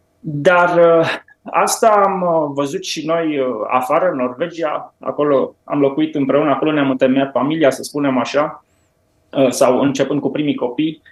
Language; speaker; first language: Romanian; native; Romanian